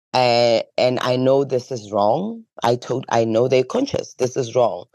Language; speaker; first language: English; non-native, local second language; Zulu